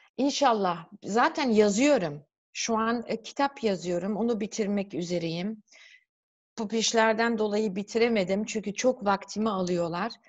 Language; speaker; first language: Turkish; early bilingual, heritage; Turkish